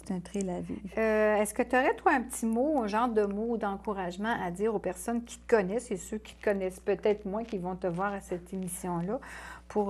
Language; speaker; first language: French; native; French